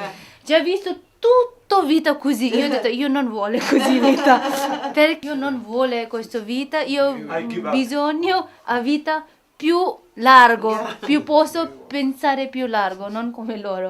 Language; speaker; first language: Italian; non-native, learner; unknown